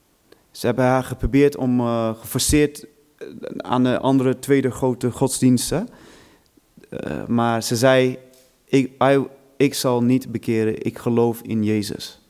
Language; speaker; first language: Dutch; non-native, fluent; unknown